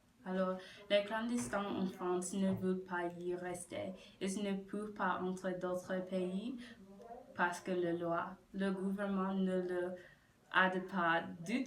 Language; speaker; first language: French; non-native, learner; English